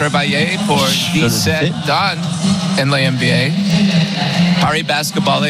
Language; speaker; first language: French; non-native, learner; English